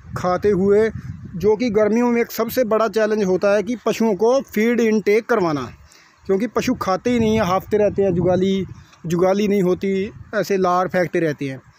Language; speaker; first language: Hindi; non-native, local second language; Punjabi